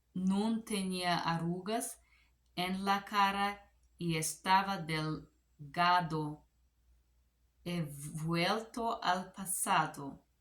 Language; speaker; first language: Spanish; non-native, learner; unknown